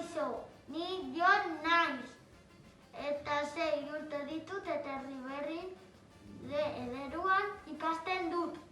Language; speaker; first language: Basque; non-native, local second language; Spanish